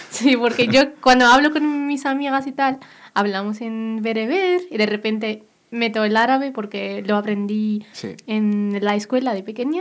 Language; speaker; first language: Spanish; non-native, local second language; Berber languages